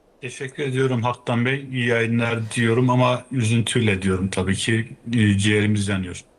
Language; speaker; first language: Turkish; native; Turkish